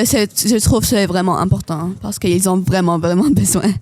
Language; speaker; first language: French; non-native, local second language; Arabic